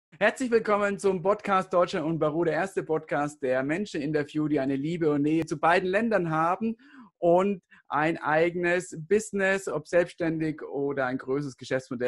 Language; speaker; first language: German; native; German